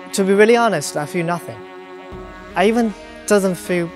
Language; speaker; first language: English; non-native, learner; Chinese